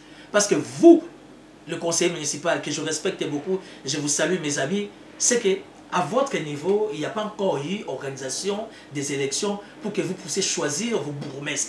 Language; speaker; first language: French; non-native, local second language; Lingala